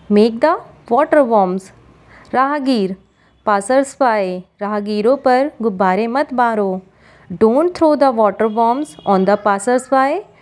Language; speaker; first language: Hindi; native; Hindi